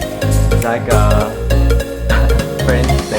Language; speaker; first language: English; non-native, learner; Chinese